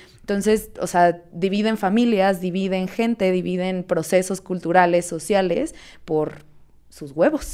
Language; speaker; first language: Spanish; native; Spanish